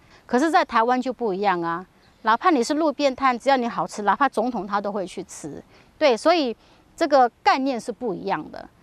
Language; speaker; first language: Chinese; native; Chinese